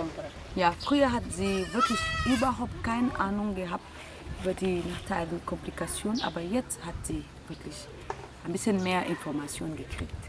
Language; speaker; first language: German; non-native, learner; French